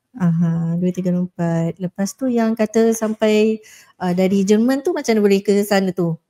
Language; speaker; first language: Malay; native; Malay